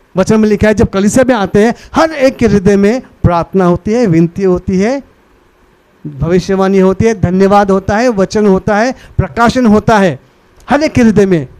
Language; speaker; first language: Hindi; non-native, local second language; Marathi